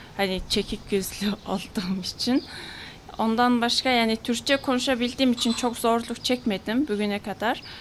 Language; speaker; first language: Turkish; non-native, fluent; Mongolian